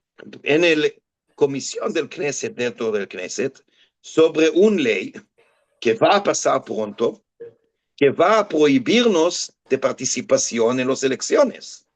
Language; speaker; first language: Spanish; non-native, fluent; Hebrew